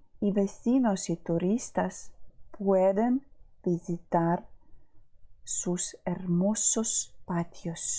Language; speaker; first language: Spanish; non-native, fluent; Ukrainian